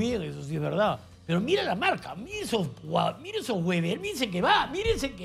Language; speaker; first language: Spanish; native; Spanish